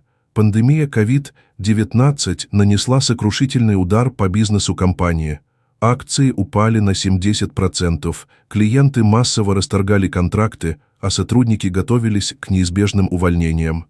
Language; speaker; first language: Russian; native; Russian